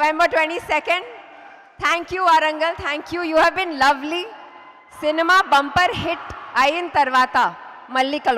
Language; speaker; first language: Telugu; non-native, fluent; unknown